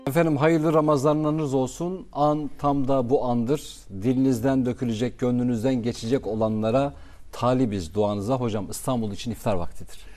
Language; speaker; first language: Turkish; non-native, local second language; Kurdish